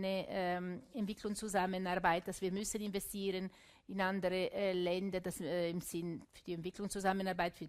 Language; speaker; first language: German; non-native, local second language; Italian